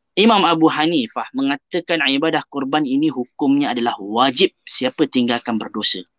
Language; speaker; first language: Malay; native; Malay